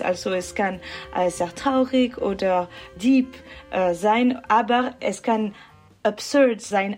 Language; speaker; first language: German; non-native, local second language; French